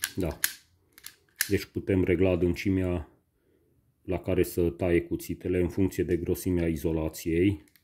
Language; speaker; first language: Romanian; non-native, local second language; Hungarian